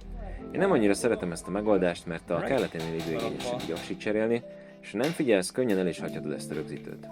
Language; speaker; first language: Hungarian; native; Hungarian